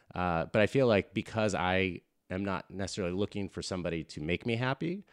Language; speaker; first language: English; native; English